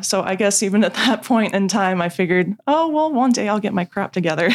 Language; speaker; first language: English; native; English